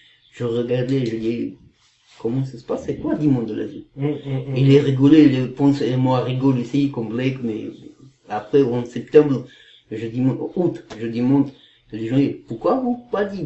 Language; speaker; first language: French; non-native, learner; Kazakh